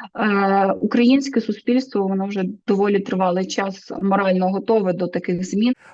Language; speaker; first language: Ukrainian; native; Ukrainian